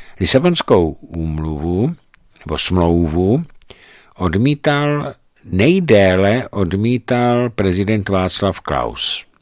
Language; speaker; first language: Czech; native; Czech